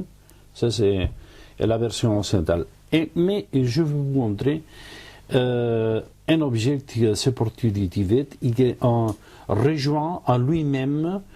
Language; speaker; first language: French; non-native, learner; Catalan